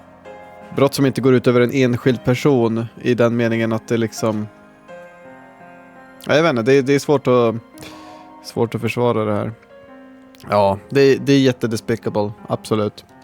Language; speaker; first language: Swedish; native; Swedish